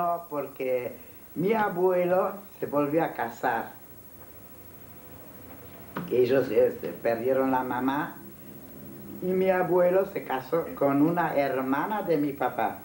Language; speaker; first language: Spanish; non-native, fluent; Hungarian